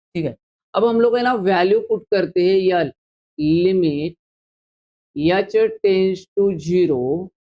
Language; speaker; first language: Hindi; non-native, local second language; Marathi